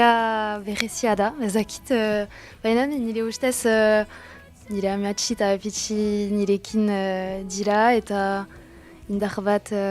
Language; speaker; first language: Basque; non-native, local second language; French